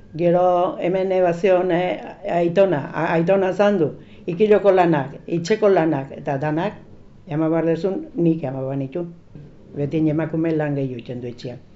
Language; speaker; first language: Basque; native; Basque